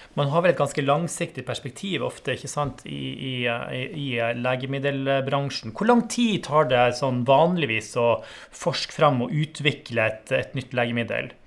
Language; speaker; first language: Norwegian; native; Norwegian